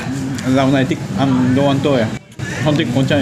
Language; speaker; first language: Vietnamese; non-native, learner; Japanese